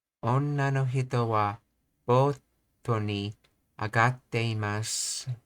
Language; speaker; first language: Japanese; non-native, learner; English